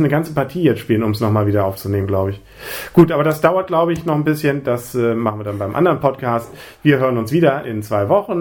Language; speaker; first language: German; native; German